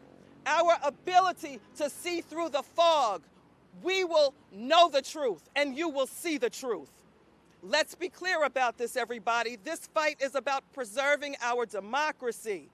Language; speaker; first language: English; native; English